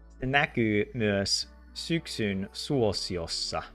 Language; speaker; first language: Finnish; non-native, learner; English